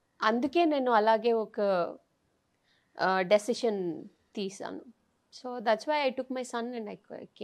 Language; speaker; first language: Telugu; non-native, local second language; Tamil